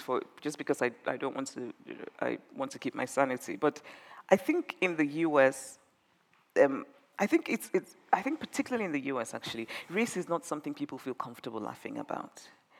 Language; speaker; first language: English; non-native, local second language; Igbo